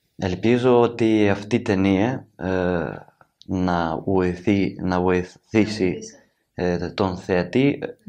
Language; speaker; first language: Greek; non-native, learner; Ukrainian